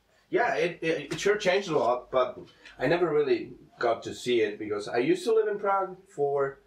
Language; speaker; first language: English; non-native, fluent; Czech